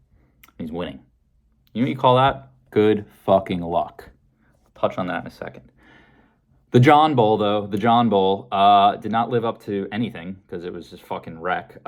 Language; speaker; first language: English; native; English